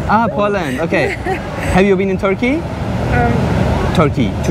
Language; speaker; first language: English; non-native, learner; Turkish